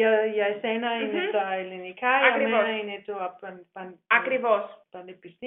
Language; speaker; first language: Greek; non-native, learner; German